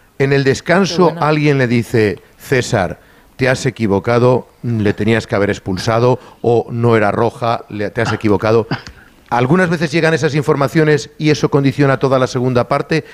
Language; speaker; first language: Spanish; native; Spanish